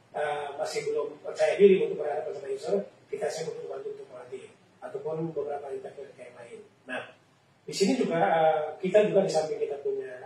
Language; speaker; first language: Indonesian; native; Indonesian